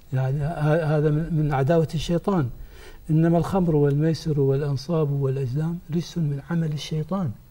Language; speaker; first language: Arabic; native; Arabic